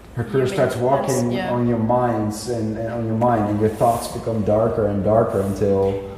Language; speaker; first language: English; non-native, fluent; Dutch